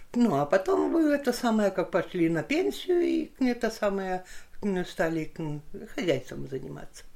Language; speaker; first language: Russian; non-native, local second language; Lithuanian